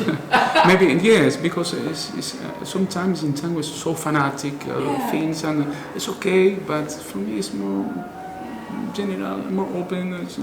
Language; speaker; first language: English; non-native, learner; Spanish